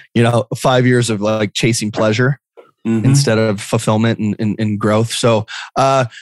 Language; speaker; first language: English; native; English